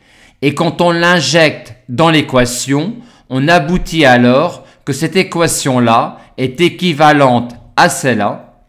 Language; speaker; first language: French; native; French